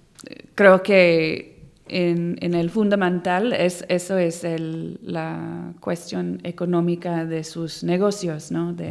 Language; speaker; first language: Spanish; non-native, fluent; English